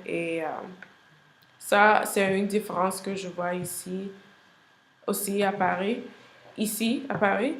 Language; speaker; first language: French; non-native, learner; English